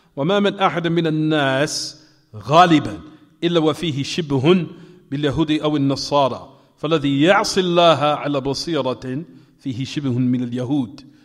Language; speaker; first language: Arabic; non-native, fluent; English